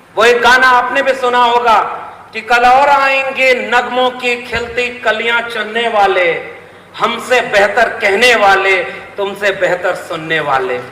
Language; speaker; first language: Hindi; native; Hindi